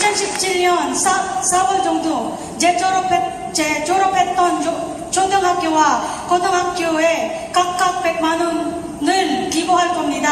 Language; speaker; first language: Korean; non-native, learner; Filipino